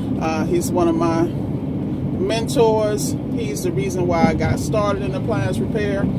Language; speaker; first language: English; native; English